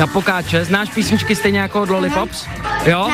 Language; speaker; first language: Czech; native; Czech